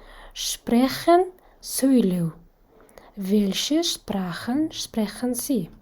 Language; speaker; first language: German; non-native, fluent; Kazakh